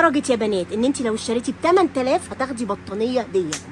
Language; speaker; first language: Arabic; native; Arabic